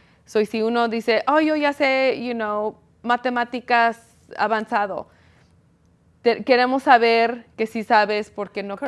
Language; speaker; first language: Spanish; early bilingual, heritage; Spanish